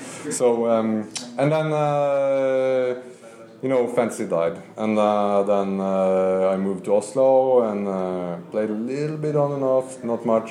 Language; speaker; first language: English; non-native, fluent; Norwegian